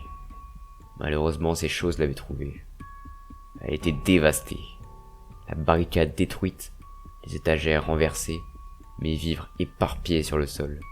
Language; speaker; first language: French; native; French